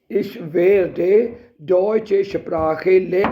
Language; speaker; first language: German; non-native, learner; Urdu